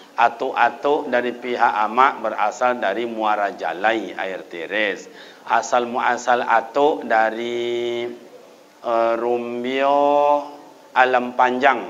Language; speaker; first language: Malay; non-native, local second language; Minangkabau